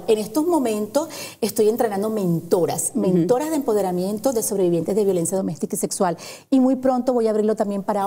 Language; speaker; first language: Spanish; native; Spanish